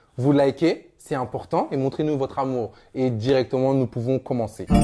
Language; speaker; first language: French; native; French